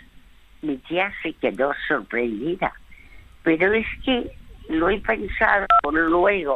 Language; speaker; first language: Spanish; early bilingual, other home language; French